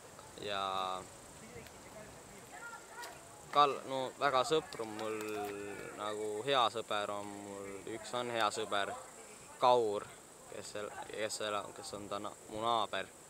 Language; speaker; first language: Estonian; early bilingual, other home language; English